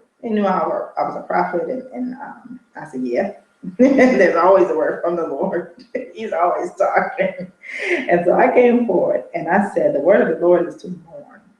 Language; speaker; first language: English; native; English